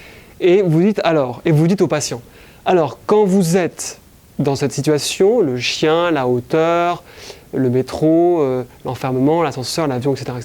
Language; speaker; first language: French; native; French